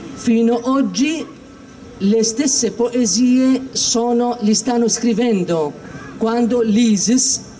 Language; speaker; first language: Italian; non-native, fluent; Aramaic